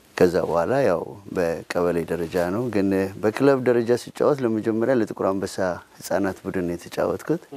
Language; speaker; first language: Amharic; native; Amharic